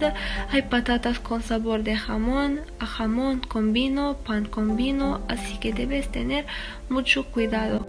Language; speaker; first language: Spanish; non-native, fluent; Arabic